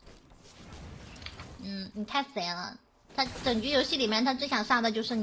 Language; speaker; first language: Chinese; native; Chinese